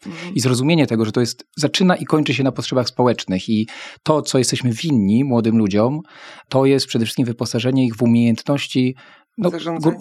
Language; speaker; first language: Polish; native; Polish